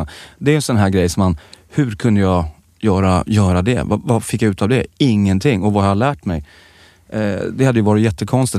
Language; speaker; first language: Swedish; native; Swedish